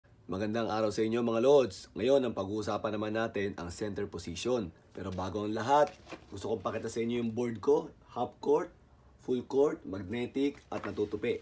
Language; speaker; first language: Filipino; native; Filipino